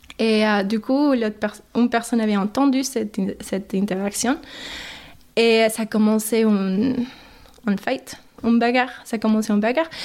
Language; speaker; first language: French; non-native, fluent; English